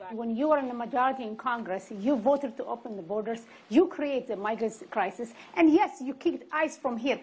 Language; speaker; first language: English; non-native, fluent; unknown